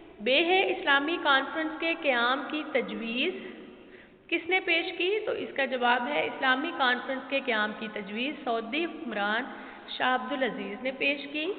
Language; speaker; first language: Urdu; native; Urdu